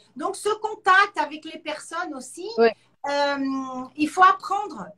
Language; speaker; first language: French; native; French